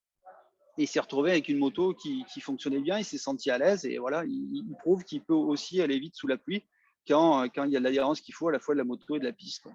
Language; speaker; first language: French; native; French